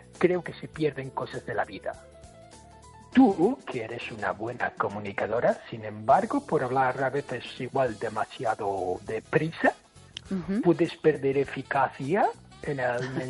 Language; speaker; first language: Spanish; non-native, fluent; English